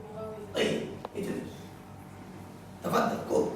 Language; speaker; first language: Arabic; non-native, learner; Indonesian